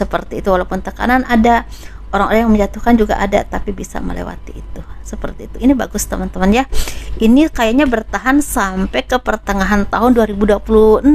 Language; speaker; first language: Indonesian; native; Indonesian